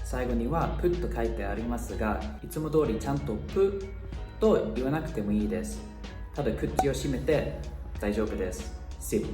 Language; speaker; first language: Japanese; non-native, fluent; Thai